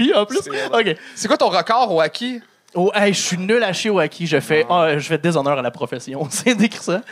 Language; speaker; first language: French; native; French